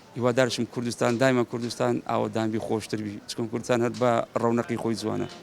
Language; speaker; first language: Central Kurdish; native; Central Kurdish